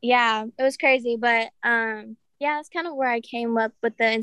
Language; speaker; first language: English; native; English